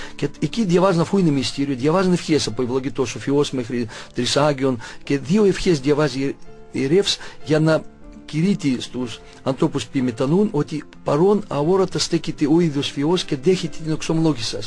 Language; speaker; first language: Greek; non-native, fluent; Russian